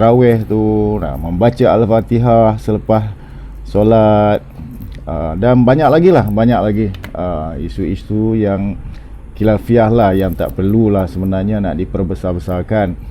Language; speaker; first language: Malay; native; Malay